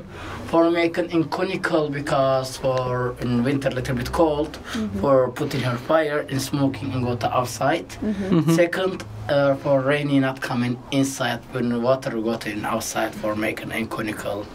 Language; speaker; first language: English; non-native, learner; Arabic